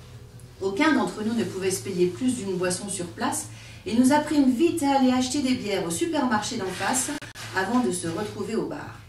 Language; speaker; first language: French; native; French